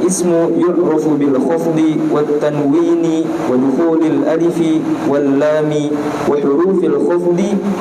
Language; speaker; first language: Arabic; non-native, learner; Indonesian